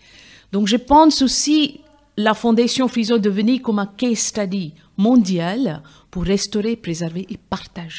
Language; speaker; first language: French; non-native, fluent; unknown